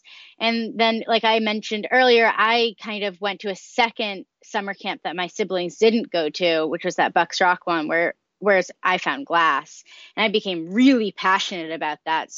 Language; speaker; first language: English; native; English